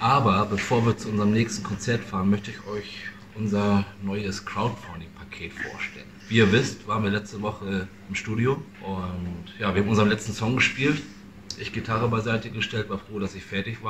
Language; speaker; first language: German; native; German